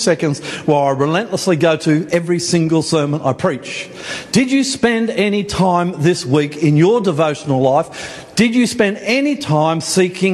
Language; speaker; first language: English; native; English